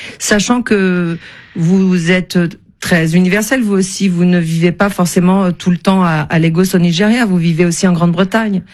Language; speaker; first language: French; native; French